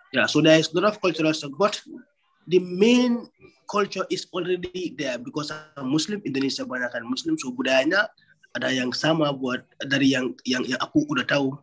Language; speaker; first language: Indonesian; non-native, learner; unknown